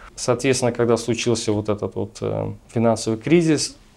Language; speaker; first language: Russian; native; Russian